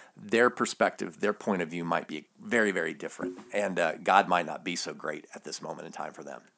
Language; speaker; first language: English; native; English